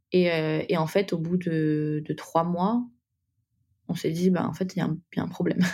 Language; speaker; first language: French; native; French